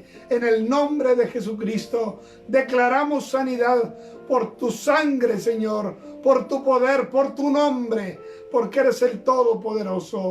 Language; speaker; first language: Spanish; native; Spanish